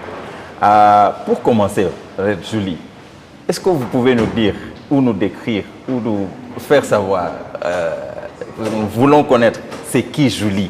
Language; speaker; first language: French; non-native, fluent; Swahili